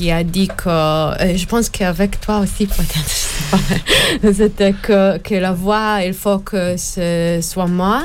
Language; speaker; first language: French; non-native, learner; Hebrew